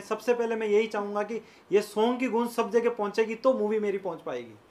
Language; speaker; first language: Hindi; native; Hindi